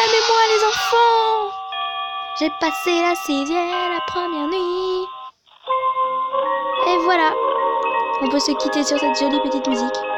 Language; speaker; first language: French; native; French